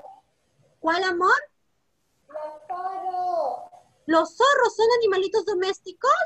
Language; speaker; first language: Spanish; native; Spanish